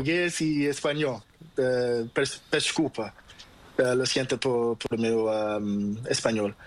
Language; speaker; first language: Spanish; non-native, learner; Portuguese